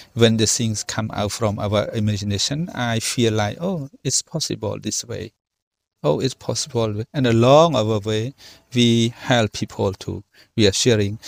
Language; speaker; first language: English; non-native, learner; Khmer